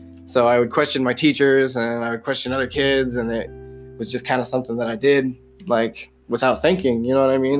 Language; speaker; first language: English; native; English